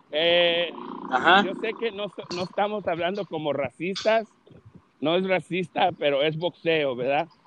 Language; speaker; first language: Spanish; early bilingual, heritage; Spanish